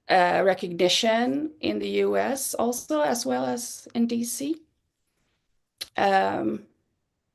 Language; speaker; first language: English; non-native, fluent; Swedish